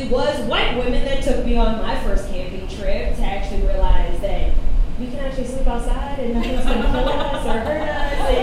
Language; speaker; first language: English; native; English